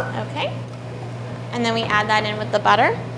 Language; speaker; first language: English; native; English